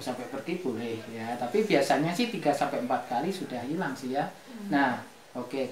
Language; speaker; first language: Indonesian; native; Indonesian